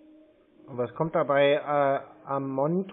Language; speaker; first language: German; native; German